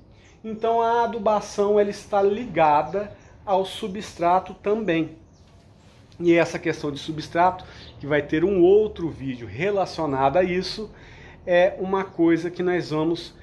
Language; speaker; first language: Portuguese; native; Portuguese